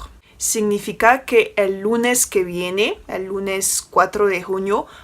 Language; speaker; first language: Spanish; non-native, fluent; French